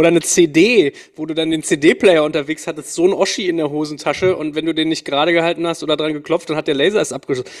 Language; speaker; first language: German; native; German